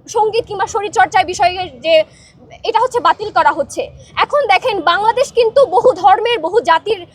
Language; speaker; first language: Bangla; non-native, local second language; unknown